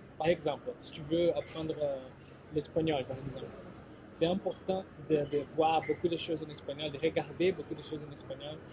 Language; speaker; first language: French; non-native, fluent; Portuguese